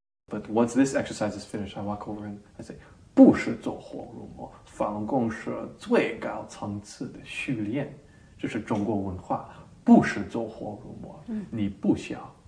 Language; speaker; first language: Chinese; non-native, learner; English